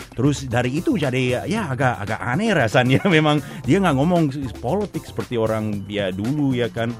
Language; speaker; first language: Indonesian; non-native, fluent; English